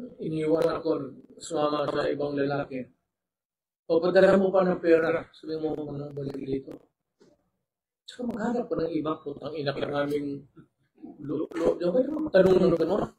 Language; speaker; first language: Filipino; non-native, local second language; Cebuano